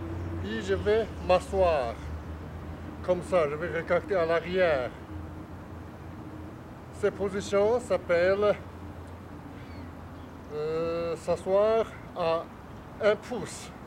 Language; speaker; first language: French; non-native, fluent; Chinese